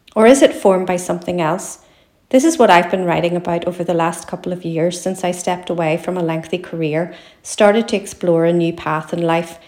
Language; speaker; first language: English; native; English